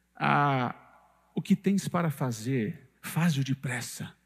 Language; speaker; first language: Portuguese; native; Portuguese